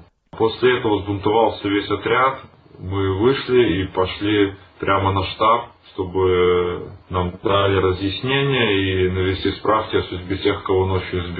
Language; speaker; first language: Russian; native; Russian